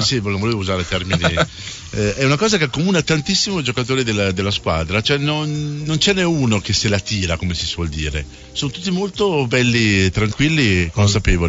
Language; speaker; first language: Italian; native; Italian